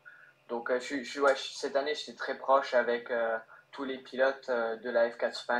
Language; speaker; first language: French; early bilingual, heritage; French